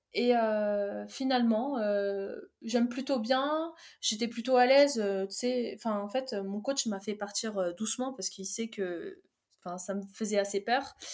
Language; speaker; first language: French; early bilingual, other home language; Arabic